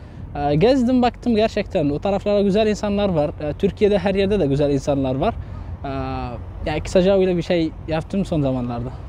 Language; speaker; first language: Turkish; non-native, fluent; Arabic